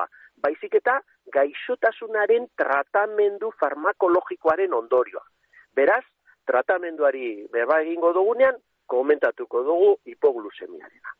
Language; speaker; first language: Basque; native; Basque